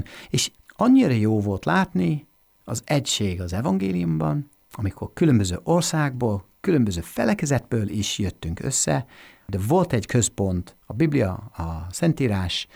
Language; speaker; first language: Hungarian; non-native, fluent; English